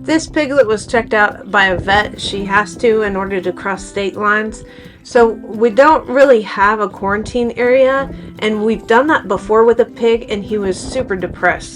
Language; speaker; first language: English; native; English